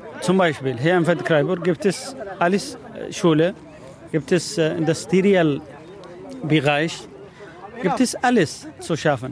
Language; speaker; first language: German; non-native, learner; Arabic